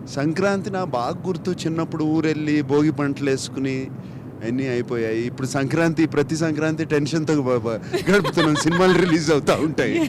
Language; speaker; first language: Telugu; native; Telugu